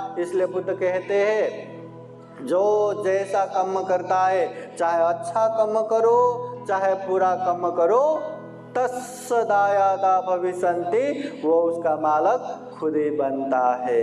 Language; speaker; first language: Hindi; non-native, local second language; Marathi